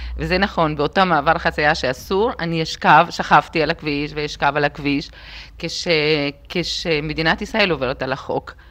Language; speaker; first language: Hebrew; native; Hebrew